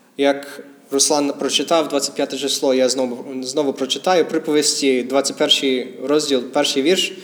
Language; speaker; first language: Ukrainian; non-native, fluent; English